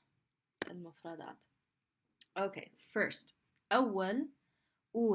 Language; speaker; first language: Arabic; non-native, fluent; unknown